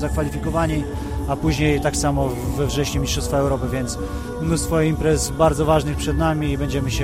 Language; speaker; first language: Polish; native; Polish